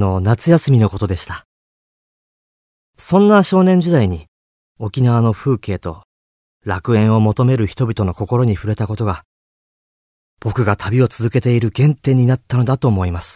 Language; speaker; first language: Japanese; native; Japanese